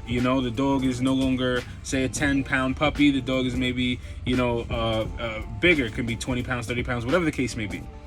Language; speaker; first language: English; native; English